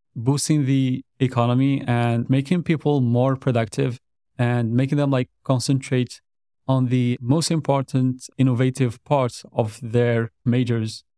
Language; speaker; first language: English; non-native, fluent; Arabic